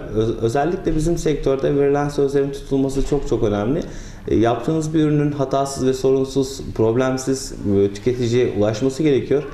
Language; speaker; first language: Turkish; native; Turkish